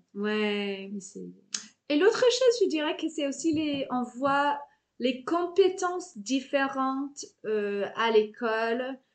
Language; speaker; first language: French; non-native, fluent; English